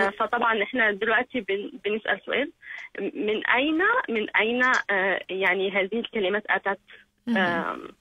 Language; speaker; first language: Arabic; native; Arabic